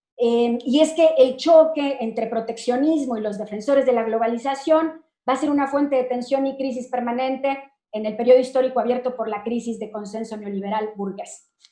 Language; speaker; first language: Spanish; native; Spanish